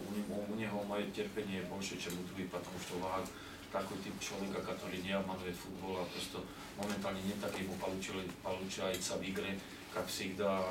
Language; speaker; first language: Russian; non-native, learner; Slovak